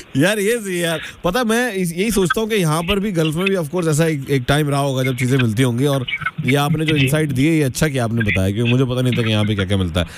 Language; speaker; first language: Hindi; native; Hindi